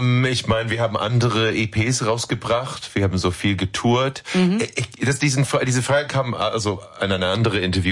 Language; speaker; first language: German; non-native, fluent; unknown